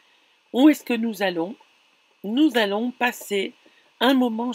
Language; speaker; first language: French; native; French